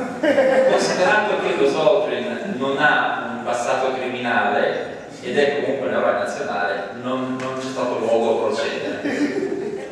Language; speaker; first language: Italian; native; Italian